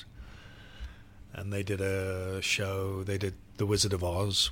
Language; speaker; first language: English; native; English